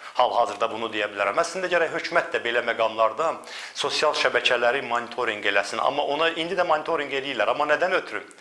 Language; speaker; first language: Azerbaijani; native; Azerbaijani